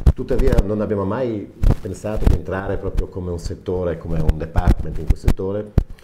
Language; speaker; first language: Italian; non-native, local second language; German